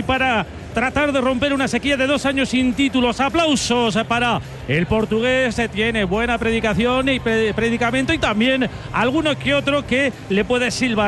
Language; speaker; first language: Spanish; native; Spanish